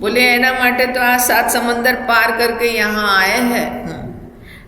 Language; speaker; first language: Hindi; non-native, local second language; Gujarati